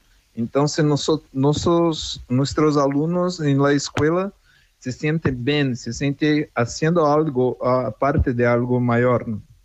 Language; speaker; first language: Spanish; non-native, fluent; Portuguese